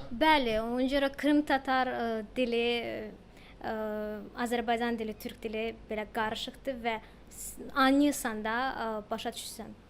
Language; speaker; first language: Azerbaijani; early bilingual, heritage; Azerbaijani